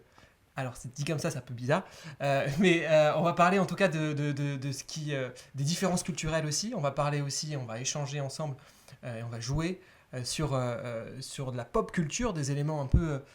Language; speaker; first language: French; native; French